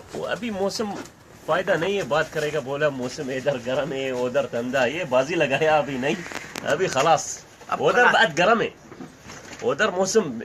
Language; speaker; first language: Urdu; non-native, learner; Arabic